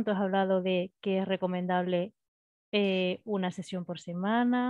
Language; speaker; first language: Spanish; native; Spanish